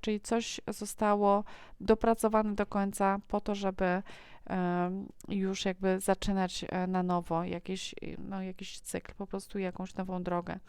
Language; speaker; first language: Polish; native; Polish